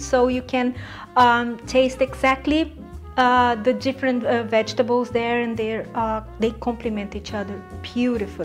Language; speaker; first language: English; non-native, fluent; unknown